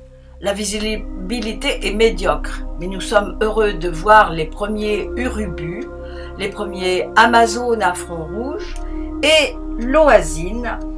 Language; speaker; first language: French; native; French